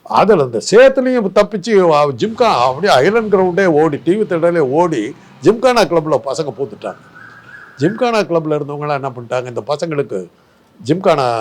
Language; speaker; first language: Tamil; non-native, local second language; Telugu